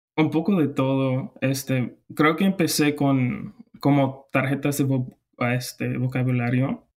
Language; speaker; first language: Spanish; non-native, fluent; English